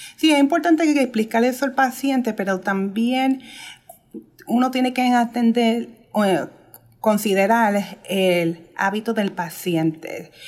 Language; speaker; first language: Spanish; early bilingual, heritage; Spanish